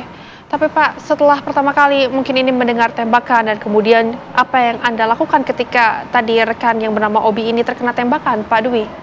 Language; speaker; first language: Indonesian; native; Indonesian